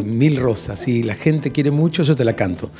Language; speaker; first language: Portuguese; non-native, learner; Spanish